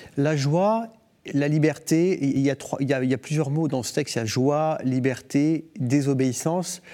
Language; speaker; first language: French; native; French